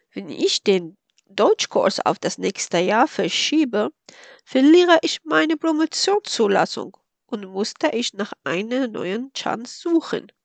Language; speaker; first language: German; non-native, fluent; Arabic